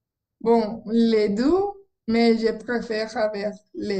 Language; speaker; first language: French; non-native, learner; Spanish